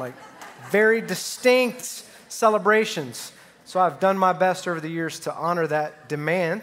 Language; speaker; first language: English; native; English